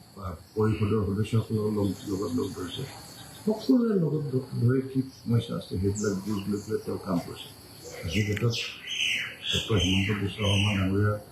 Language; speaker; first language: Assamese; non-native, local second language; Karbi